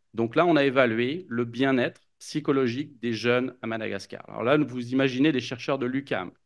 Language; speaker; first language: French; native; French